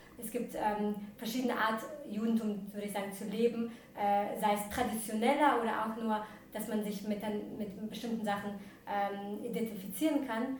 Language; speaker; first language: German; early bilingual, other home language; Russian